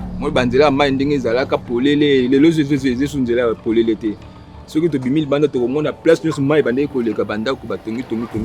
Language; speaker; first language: Lingala; native; Lingala